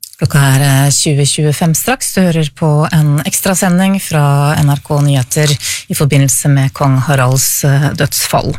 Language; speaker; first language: Norwegian; native; Norwegian